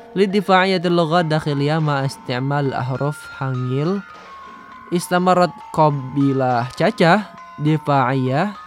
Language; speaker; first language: Arabic; non-native, fluent; Indonesian